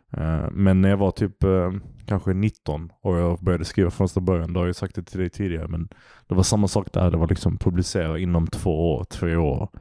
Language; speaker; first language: Swedish; early bilingual, other home language; Turkish